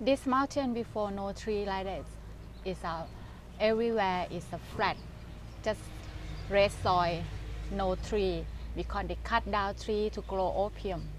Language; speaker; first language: English; non-native, learner; Thai